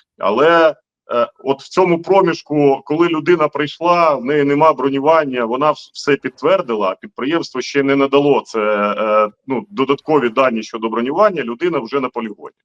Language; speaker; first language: Ukrainian; native; Ukrainian